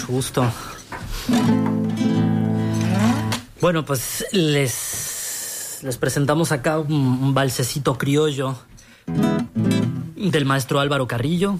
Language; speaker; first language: Spanish; native; Spanish